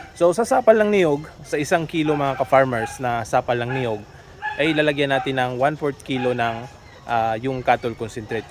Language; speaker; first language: Filipino; non-native, local second language; Cebuano